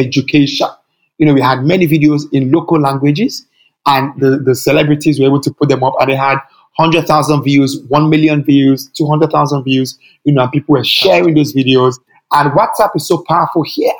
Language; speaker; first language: English; non-native, local second language; Yoruba